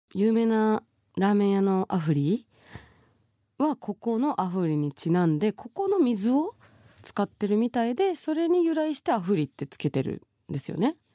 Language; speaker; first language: Japanese; early bilingual, other home language; Bangla